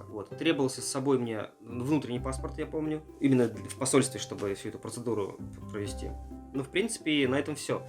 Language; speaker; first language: Russian; native; Russian